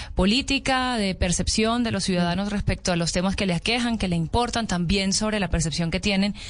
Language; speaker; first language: Spanish; native; Spanish